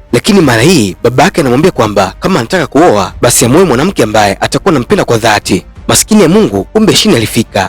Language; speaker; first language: Swahili; native; Swahili